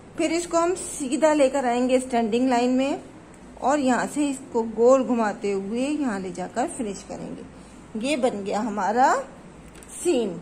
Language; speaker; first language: Hindi; native; Hindi